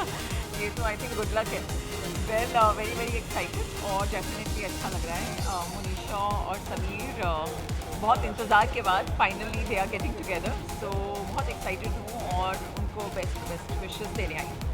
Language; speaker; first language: Hindi; native; Hindi